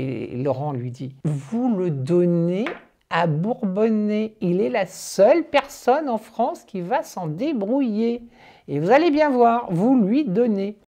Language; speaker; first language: French; native; French